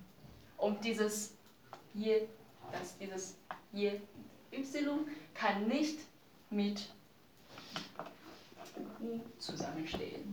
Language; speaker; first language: German; non-native, learner; Chinese